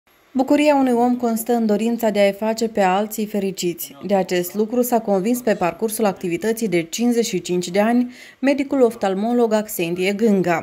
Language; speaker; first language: Romanian; native; Romanian